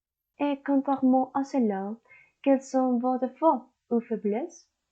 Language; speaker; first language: French; non-native, learner; Spanish